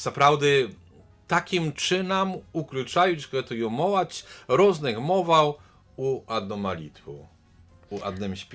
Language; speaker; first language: Polish; non-native, learner; Belarusian